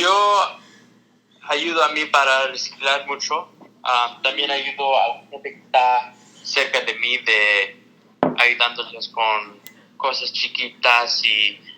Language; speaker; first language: Spanish; early bilingual, heritage; Spanish